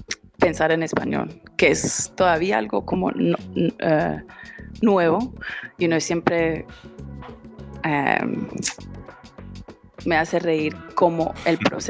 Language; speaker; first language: Spanish; early bilingual, heritage; Spanish